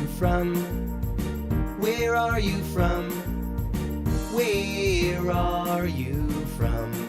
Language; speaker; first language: English; non-native, learner; Korean